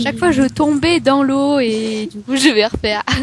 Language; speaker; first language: French; native; French